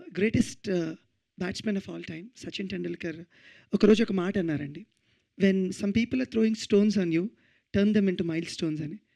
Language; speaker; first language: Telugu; native; Telugu